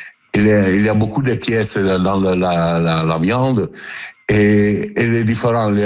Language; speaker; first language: French; non-native, learner; Italian